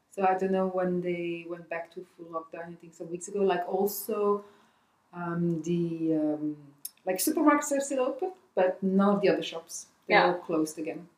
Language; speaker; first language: English; non-native, fluent; Dutch